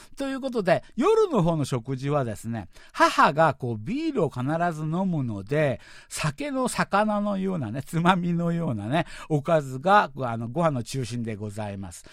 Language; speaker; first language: Japanese; non-native, fluent; Korean